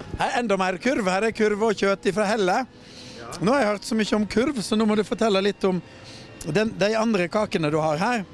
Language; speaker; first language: Norwegian; native; Norwegian